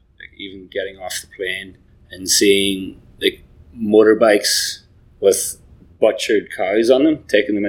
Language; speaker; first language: English; native; English